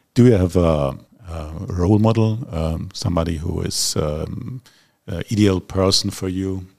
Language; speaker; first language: English; non-native, fluent; German